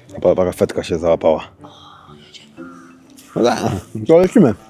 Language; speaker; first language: Polish; native; Polish